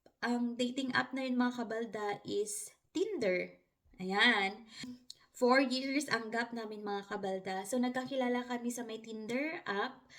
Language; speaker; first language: Filipino; non-native, local second language; Hiligaynon